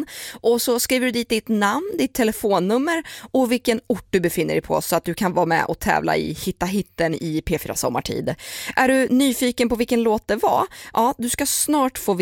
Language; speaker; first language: Swedish; native; Swedish